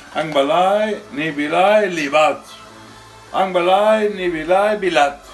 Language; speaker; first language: Cebuano; non-native, learner; Dutch